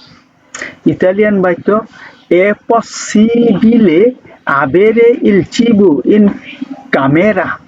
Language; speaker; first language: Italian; non-native, learner; Bangla